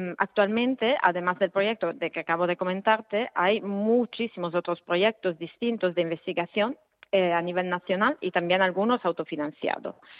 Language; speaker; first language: Spanish; non-native, fluent; Italian